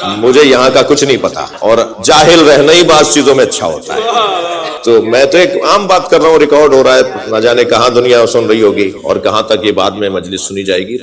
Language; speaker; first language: Urdu; native; Urdu